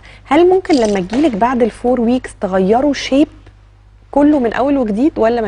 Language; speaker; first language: Arabic; native; Arabic